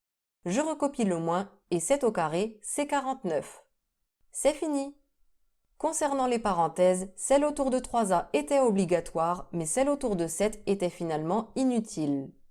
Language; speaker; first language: French; native; French